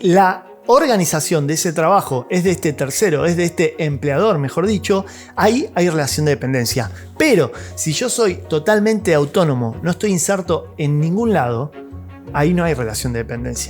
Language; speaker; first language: Spanish; native; Spanish